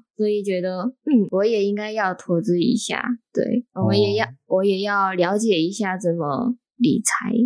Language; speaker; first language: Chinese; non-native, fluent; Japanese